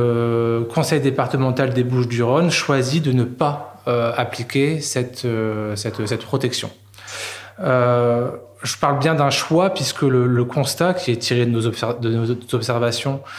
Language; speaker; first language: French; native; French